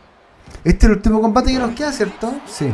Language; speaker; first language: Spanish; native; Spanish